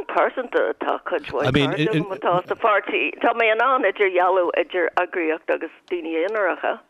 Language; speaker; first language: Irish; non-native, local second language; English